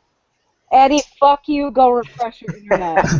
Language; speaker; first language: English; native; English